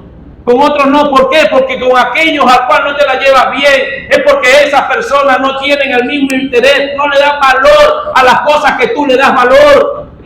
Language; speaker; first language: Spanish; native; Spanish